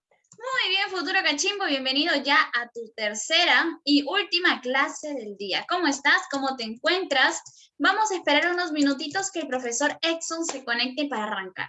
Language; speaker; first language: Spanish; native; Spanish